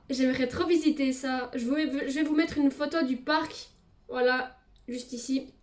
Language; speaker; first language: French; early bilingual, other home language; Portuguese